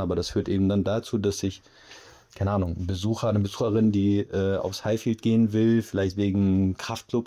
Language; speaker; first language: German; native; German